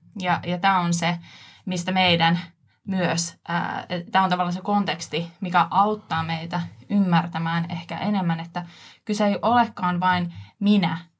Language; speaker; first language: Finnish; non-native, fluent; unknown